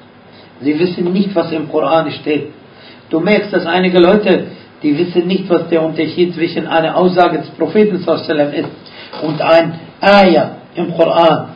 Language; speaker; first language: German; non-native, fluent; Arabic